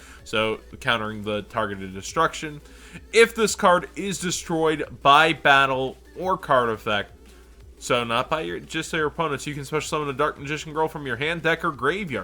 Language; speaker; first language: English; native; English